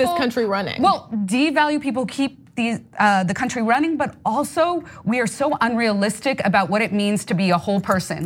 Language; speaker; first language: English; native; English